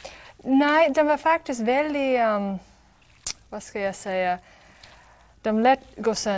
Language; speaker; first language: Swedish; non-native, fluent; English